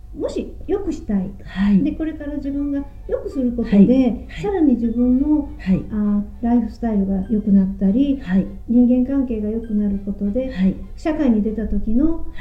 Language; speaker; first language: Japanese; native; Japanese